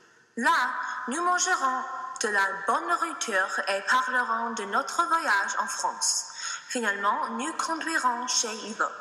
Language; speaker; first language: French; non-native, learner; English